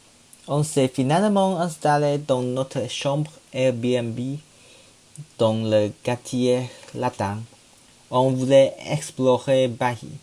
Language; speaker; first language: French; non-native, learner; Chinese